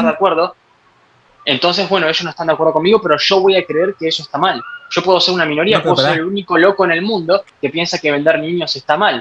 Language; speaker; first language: Spanish; native; Spanish